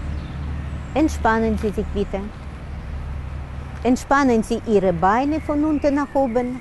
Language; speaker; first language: German; non-native, learner; Russian